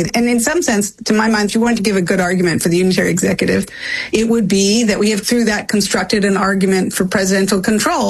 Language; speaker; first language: English; native; English